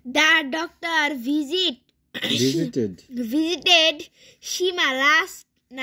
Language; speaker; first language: English; non-native, fluent; Bangla